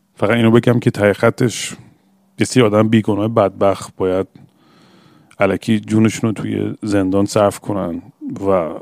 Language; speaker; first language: Persian; early bilingual, other home language; English